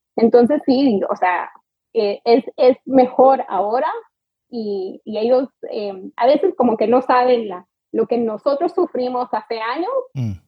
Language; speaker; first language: Spanish; early bilingual, heritage; Spanish